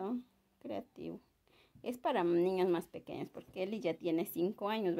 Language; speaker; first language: Spanish; native; Spanish